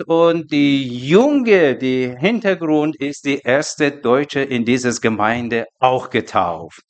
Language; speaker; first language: German; non-native, learner; Persian